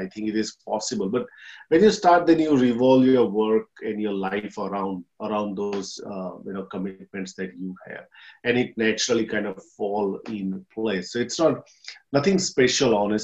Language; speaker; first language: English; non-native, local second language; Gujarati